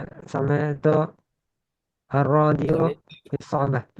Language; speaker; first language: Arabic; non-native, learner; Indonesian